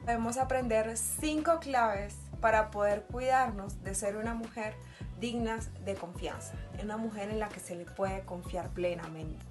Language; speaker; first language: Spanish; native; Spanish